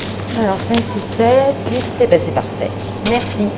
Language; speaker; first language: French; native; French